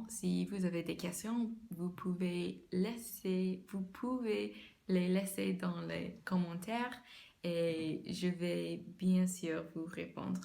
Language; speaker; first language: French; non-native, learner; English